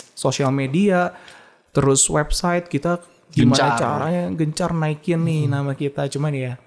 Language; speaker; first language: Indonesian; native; Indonesian